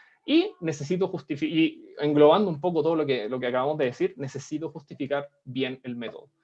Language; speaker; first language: Spanish; native; Spanish